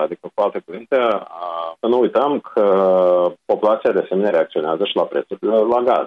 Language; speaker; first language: Romanian; native; Romanian